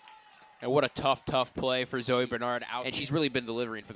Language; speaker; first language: English; native; English